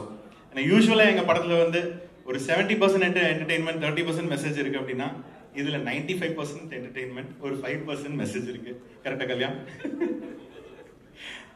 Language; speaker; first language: Tamil; native; Tamil